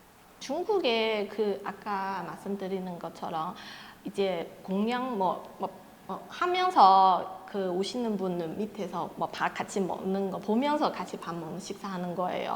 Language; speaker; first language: Korean; non-native, fluent; Chinese